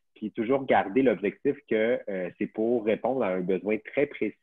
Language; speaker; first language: French; native; French